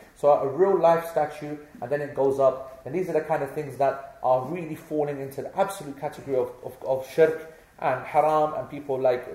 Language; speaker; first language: English; native; English